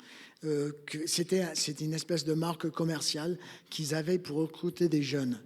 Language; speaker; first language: French; non-native, fluent; English